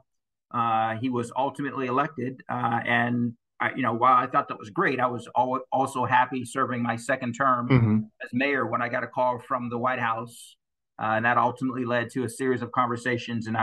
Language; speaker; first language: English; native; English